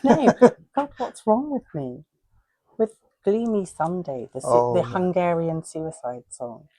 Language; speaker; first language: English; native; English